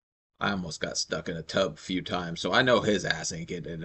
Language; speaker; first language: English; native; English